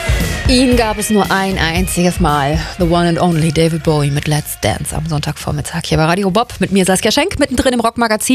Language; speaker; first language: German; native; German